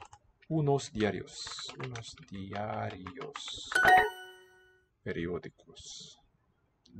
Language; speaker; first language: Spanish; non-native, learner; English